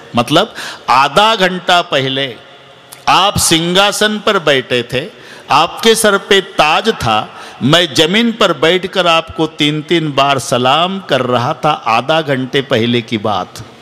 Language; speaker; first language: Hindi; non-native, local second language; Marathi